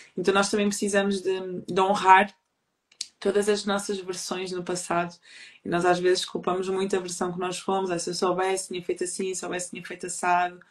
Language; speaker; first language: Portuguese; native; Portuguese